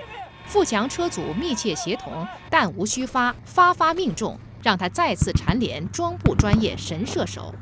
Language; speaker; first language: Chinese; native; Chinese